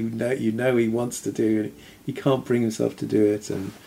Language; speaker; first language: English; native; English